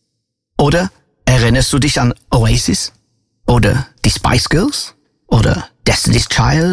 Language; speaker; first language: German; native; German